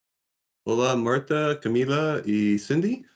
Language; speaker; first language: Spanish; non-native, learner; English